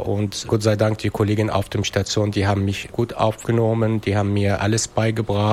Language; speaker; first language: German; non-native, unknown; Arabic